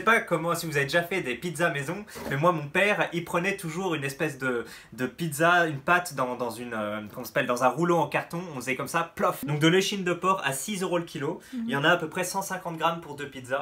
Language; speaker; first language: French; native; French